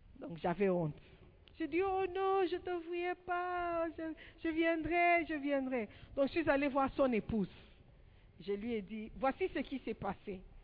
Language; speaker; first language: French; non-native, fluent; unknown